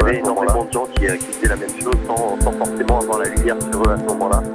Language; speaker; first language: French; native; French